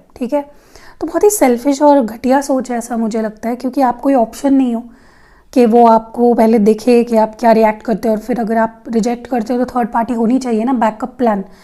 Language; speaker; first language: Hindi; non-native, local second language; Marathi